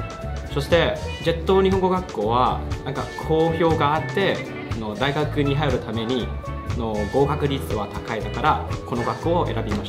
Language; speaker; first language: Japanese; non-native, learner; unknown